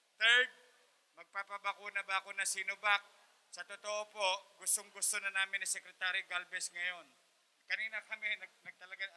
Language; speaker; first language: Filipino; native; Filipino